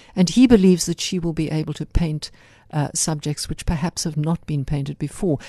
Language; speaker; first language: English; native; English